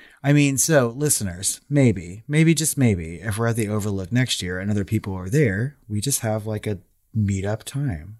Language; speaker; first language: English; native; English